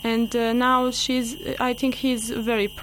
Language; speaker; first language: English; non-native, learner; Bosnian